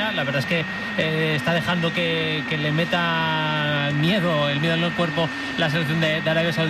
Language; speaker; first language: Spanish; native; Spanish